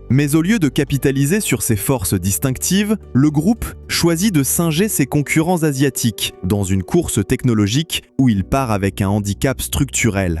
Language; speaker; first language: French; native; French